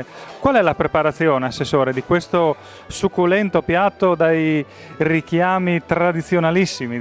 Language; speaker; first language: Italian; native; Italian